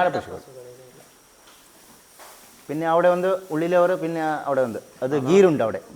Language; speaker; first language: Malayalam; non-native, learner; Kannada